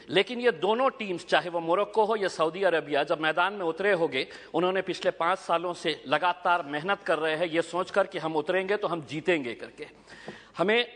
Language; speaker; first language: Hindi; non-native, local second language; Urdu